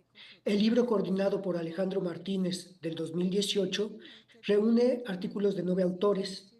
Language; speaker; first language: Spanish; native; Spanish